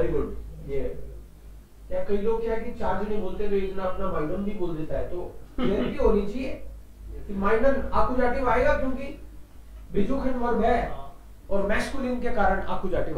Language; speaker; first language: Hindi; native; Hindi